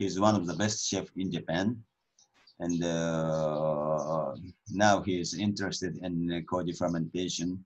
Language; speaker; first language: English; non-native, learner; Japanese